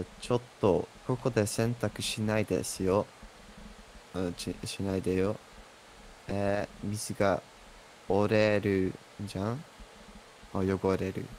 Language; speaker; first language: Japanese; non-native, learner; English